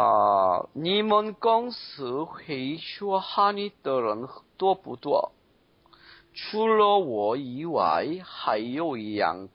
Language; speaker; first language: Chinese; non-native, learner; Korean